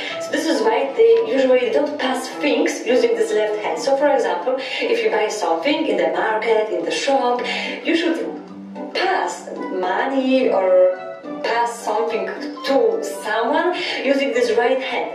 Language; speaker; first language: English; non-native, fluent; Polish